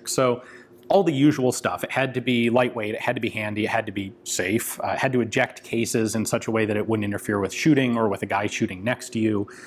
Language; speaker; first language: English; native; English